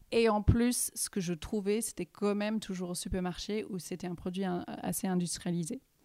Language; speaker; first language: French; early bilingual, heritage; English